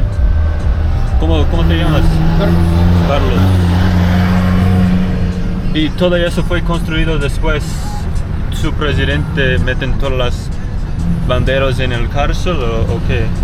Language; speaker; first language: Spanish; non-native, learner; English